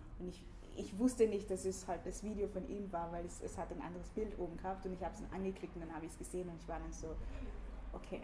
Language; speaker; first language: German; early bilingual, other home language; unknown